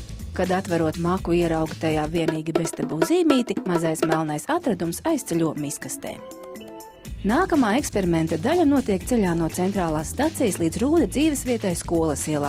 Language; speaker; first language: Latvian; native; Latvian